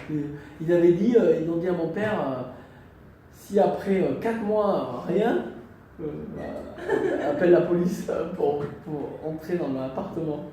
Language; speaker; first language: French; non-native, fluent; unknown